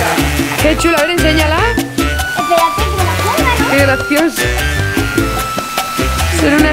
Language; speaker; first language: Spanish; native; Spanish